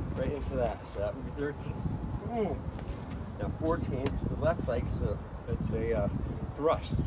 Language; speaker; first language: English; native; English